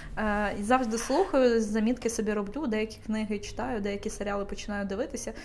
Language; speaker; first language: Ukrainian; non-native, local second language; Russian